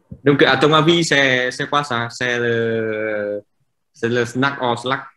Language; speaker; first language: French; non-native, fluent; Vietnamese